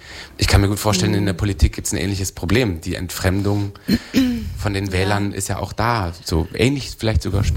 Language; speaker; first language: German; native; German